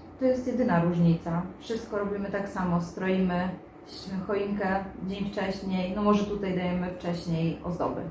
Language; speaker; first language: Polish; native; Polish